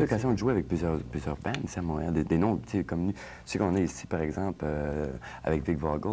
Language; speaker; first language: French; native; French